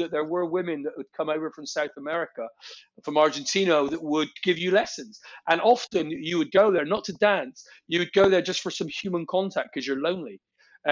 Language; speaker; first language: English; native; English